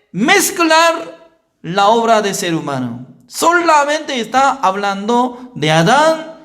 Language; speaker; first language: Spanish; non-native, fluent; Korean